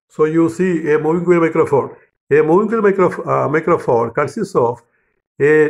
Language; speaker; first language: English; non-native, local second language; Malayalam